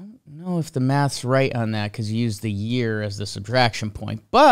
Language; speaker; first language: English; native; English